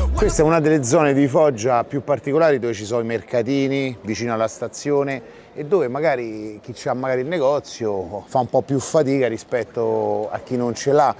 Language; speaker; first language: Italian; native; Italian